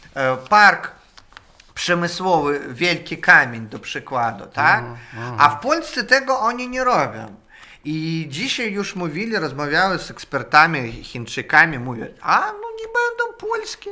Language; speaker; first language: Polish; non-native, fluent; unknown